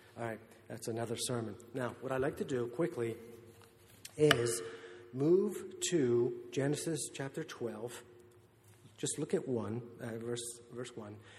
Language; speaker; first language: English; native; English